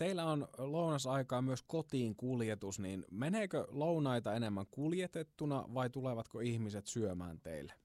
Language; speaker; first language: Finnish; native; Finnish